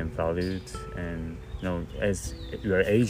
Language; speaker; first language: English; non-native, fluent; Korean